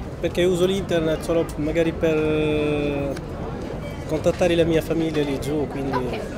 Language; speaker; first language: Italian; non-native, learner; Arabic